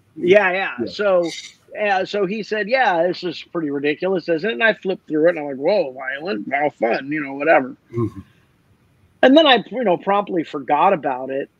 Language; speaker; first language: English; native; English